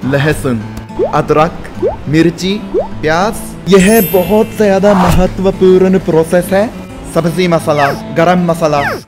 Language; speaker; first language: Hindi; non-native, fluent; Japanese